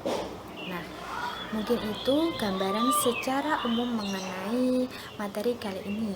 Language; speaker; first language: Indonesian; native; Indonesian